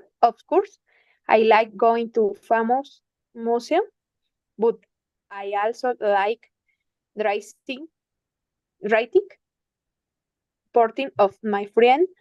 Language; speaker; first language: English; non-native, learner; Spanish